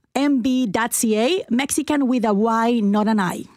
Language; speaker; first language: English; non-native, fluent; Spanish